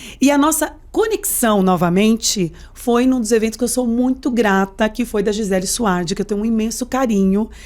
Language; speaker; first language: Portuguese; native; Portuguese